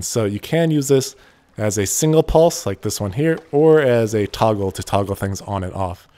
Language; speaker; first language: English; native; English